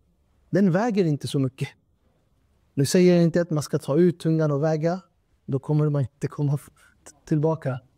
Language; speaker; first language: Swedish; non-native, fluent; Urdu